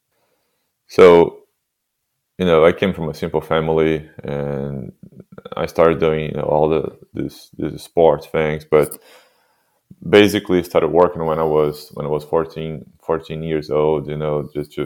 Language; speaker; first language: English; non-native, fluent; Portuguese